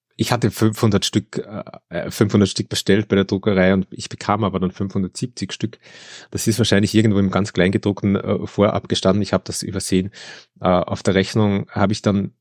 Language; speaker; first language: German; native; German